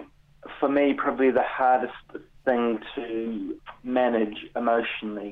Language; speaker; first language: English; native; English